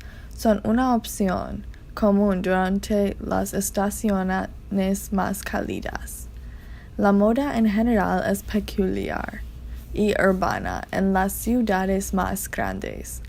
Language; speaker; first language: Spanish; non-native, learner; English